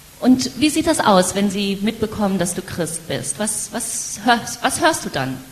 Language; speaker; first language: German; native; German